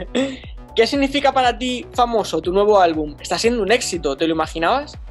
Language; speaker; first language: Spanish; native; Spanish